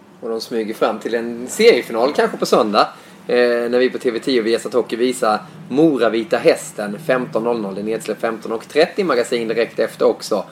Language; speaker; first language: Swedish; native; Swedish